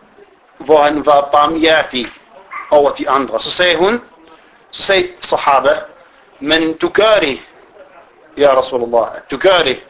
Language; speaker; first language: Danish; early bilingual, other home language; Arabic